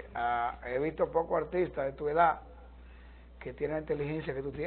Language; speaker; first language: Spanish; native; Spanish